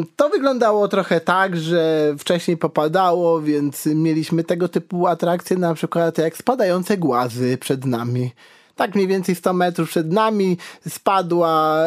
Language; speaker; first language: Polish; native; Polish